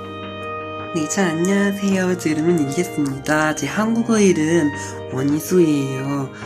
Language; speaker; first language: Korean; non-native, learner; French